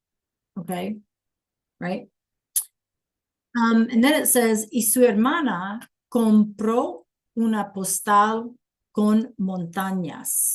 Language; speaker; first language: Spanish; non-native, fluent; English